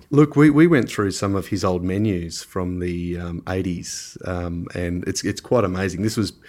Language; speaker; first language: English; native; English